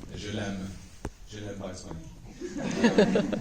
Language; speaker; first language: French; non-native, learner; English